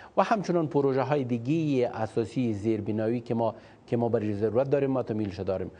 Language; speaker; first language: Persian; native; Persian